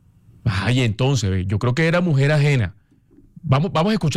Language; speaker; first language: Spanish; native; Spanish